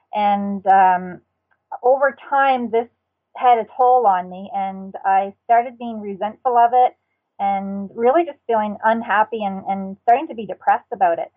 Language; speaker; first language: English; native; English